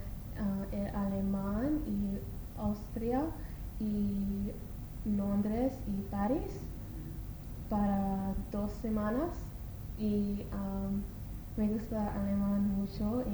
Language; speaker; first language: Spanish; non-native, learner; English